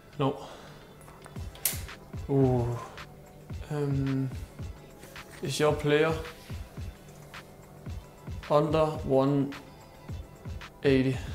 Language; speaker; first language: English; non-native, fluent; Danish